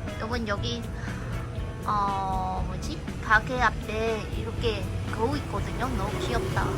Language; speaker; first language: Korean; non-native, learner; Vietnamese